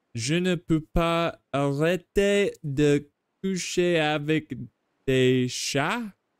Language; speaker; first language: French; non-native, learner; English